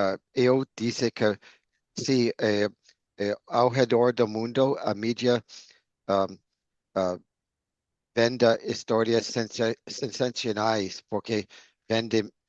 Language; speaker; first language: Portuguese; non-native, learner; English